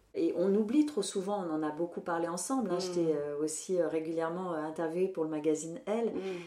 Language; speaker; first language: French; native; French